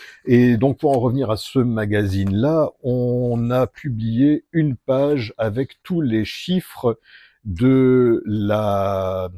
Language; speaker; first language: French; native; French